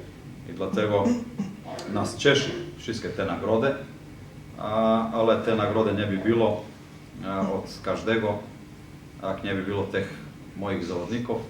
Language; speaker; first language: Polish; non-native, fluent; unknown